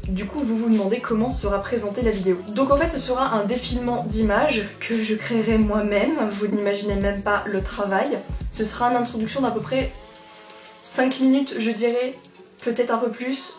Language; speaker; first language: French; native; French